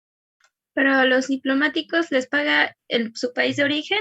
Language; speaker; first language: Spanish; native; Spanish